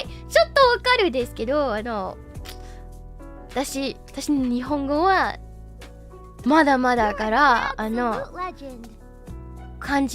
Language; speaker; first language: Japanese; non-native, learner; English